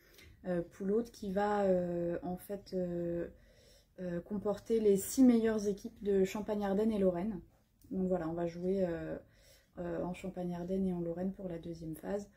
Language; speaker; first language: French; native; French